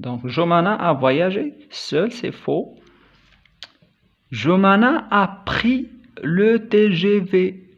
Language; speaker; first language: French; non-native, local second language; Arabic